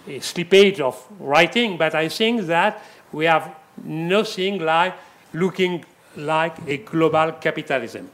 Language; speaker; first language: English; non-native, fluent; French